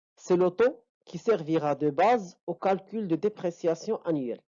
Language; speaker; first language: French; non-native, local second language; Arabic